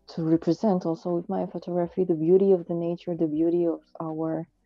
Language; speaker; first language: English; non-native, fluent; French